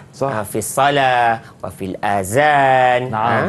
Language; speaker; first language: Arabic; non-native, fluent; Malay